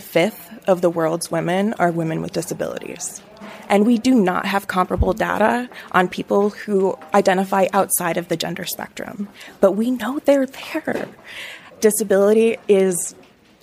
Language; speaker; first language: English; native; English